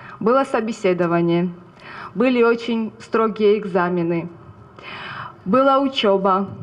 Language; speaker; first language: Russian; non-native, fluent; Georgian